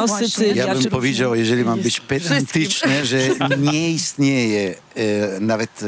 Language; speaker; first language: Polish; non-native, fluent; Italian